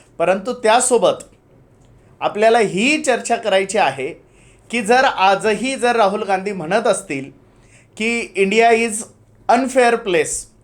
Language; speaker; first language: Marathi; native; Marathi